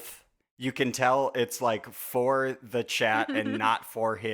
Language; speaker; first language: English; native; English